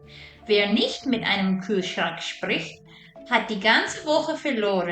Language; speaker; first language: German; non-native, fluent; English